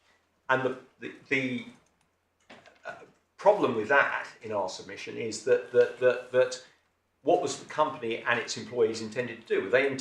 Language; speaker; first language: English; native; English